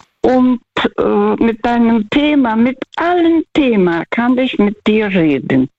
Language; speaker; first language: German; non-native, fluent; Russian